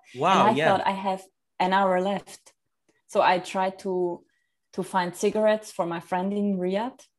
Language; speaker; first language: English; non-native, fluent; Swiss German